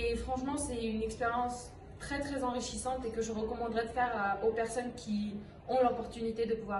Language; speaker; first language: French; non-native, fluent; Spanish